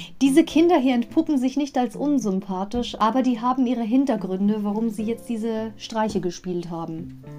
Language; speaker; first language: German; native; German